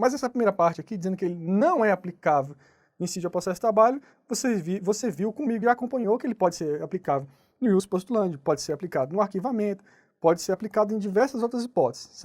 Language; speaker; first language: Portuguese; native; Portuguese